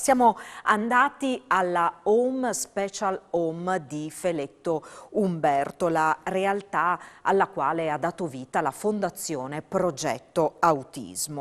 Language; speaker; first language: Italian; native; Italian